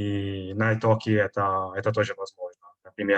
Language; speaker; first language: Russian; non-native, fluent; Italian